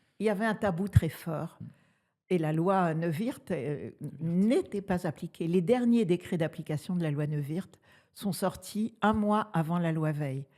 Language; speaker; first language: French; native; French